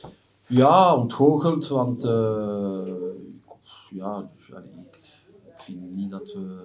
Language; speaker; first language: Dutch; non-native, local second language; French